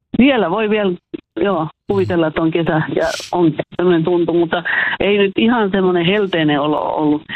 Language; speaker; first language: Finnish; early bilingual, heritage; Finnish